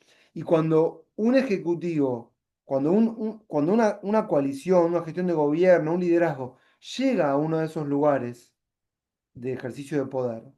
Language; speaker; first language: Spanish; native; Spanish